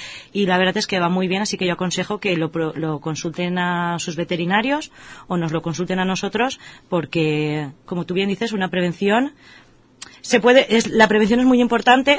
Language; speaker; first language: Spanish; native; Spanish